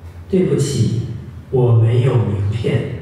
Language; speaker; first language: Chinese; non-native, learner; Vietnamese